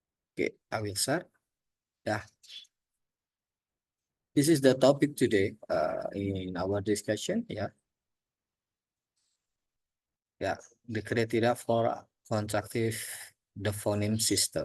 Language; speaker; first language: English; non-native, learner; Indonesian